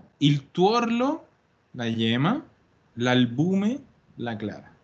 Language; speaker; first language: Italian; non-native, fluent; Spanish